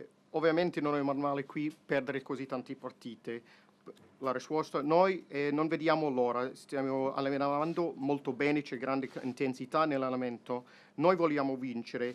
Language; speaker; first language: Italian; non-native, fluent; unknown